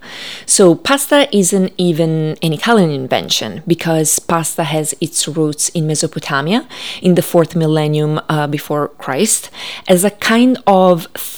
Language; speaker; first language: English; non-native, fluent; Italian